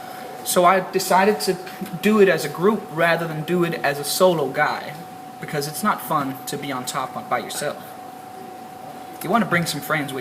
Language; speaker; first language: English; non-native, fluent; Danish